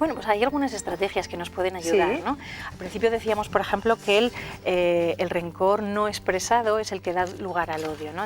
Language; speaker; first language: Spanish; native; Spanish